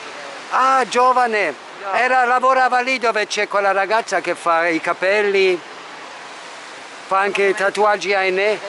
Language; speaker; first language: Italian; non-native, fluent; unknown